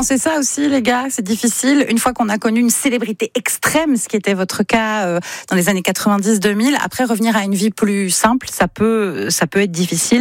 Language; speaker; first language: French; native; French